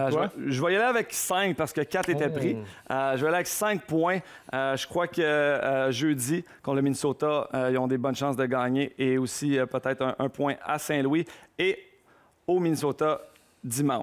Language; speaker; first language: French; native; French